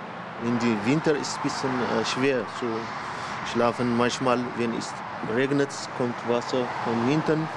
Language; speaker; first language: German; non-native, learner; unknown